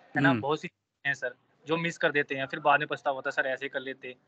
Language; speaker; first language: Hindi; native; Hindi